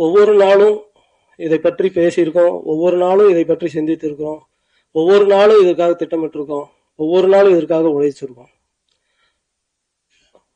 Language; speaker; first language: Tamil; native; Tamil